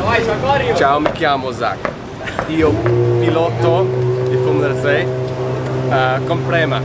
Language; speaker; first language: Italian; non-native, learner; English